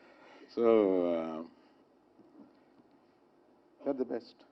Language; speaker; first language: Telugu; native; Telugu